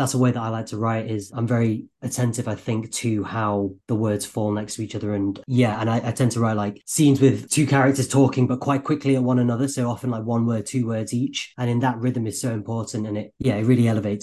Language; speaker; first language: English; native; English